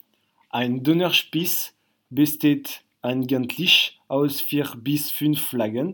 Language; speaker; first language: German; non-native, learner; French